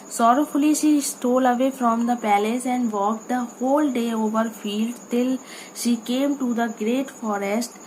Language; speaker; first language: English; non-native, local second language; Hindi